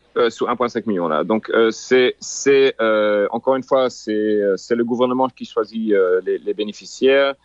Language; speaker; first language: French; non-native, local second language; Haitian Creole